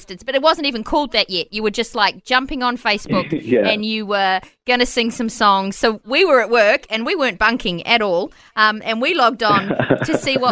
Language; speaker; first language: English; native; English